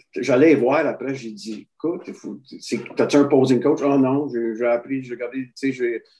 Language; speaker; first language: French; native; French